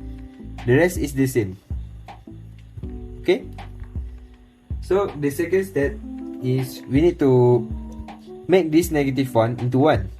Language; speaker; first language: English; non-native, local second language; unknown